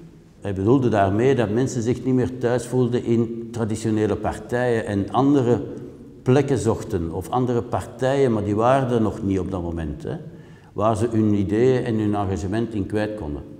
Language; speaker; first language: Dutch; native; Dutch